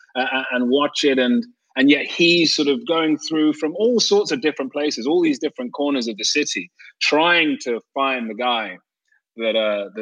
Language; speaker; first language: English; native; English